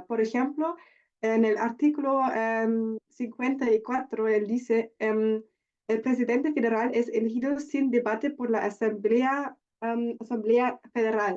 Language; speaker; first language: Spanish; non-native, learner; German